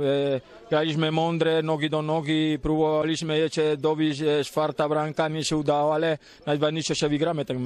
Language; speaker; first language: Polish; non-native, learner; Spanish